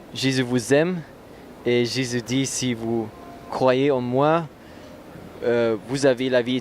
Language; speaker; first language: French; non-native, learner; German